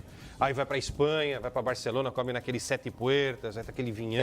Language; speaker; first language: Portuguese; native; Portuguese